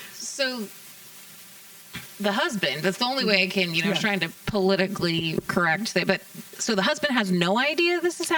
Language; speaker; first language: English; native; English